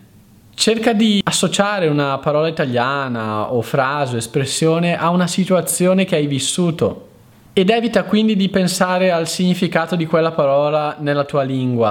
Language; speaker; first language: Italian; native; Italian